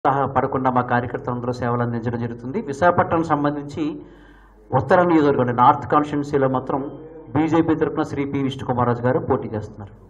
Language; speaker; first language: Telugu; native; Telugu